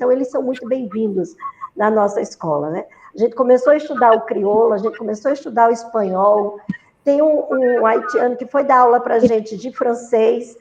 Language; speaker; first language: Portuguese; native; Portuguese